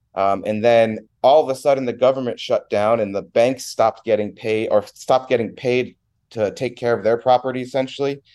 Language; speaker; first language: English; native; English